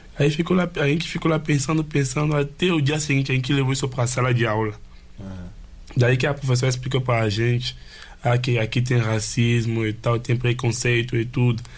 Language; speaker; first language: Portuguese; non-native, fluent; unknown